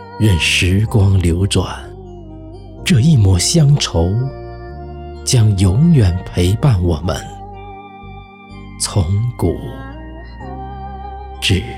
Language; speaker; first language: Chinese; native; Chinese